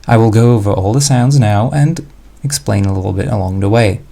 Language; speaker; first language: English; non-native, fluent; Slovak